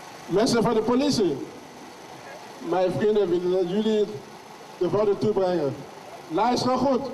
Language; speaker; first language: Dutch; non-native, learner; French